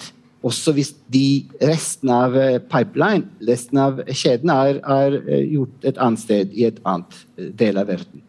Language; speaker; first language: Norwegian; non-native, fluent; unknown